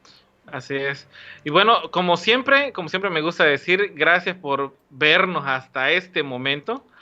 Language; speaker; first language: Spanish; native; Spanish